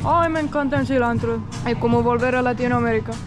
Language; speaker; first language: Spanish; native; Spanish